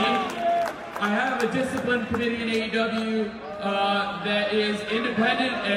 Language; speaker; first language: English; native; English